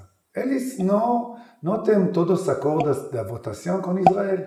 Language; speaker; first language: Portuguese; non-native, learner; Hebrew